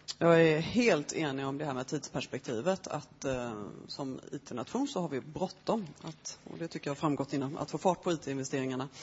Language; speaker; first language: Swedish; native; Swedish